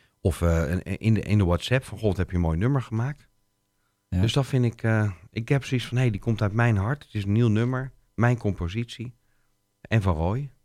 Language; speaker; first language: Dutch; native; Dutch